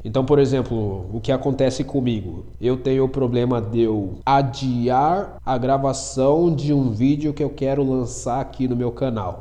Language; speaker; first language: Portuguese; native; Portuguese